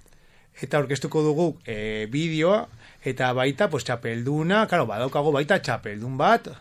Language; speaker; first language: Basque; non-native, local second language; Spanish